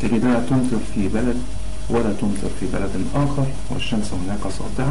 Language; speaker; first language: Arabic; native; Arabic